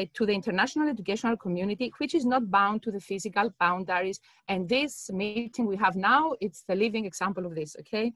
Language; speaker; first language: English; non-native, fluent; Greek